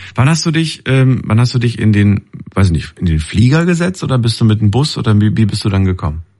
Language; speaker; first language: German; native; German